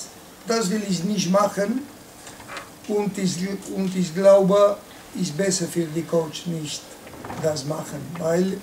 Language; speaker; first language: German; non-native, learner; Spanish